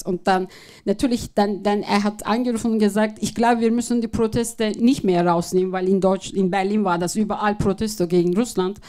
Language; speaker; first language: German; non-native, fluent; Turkish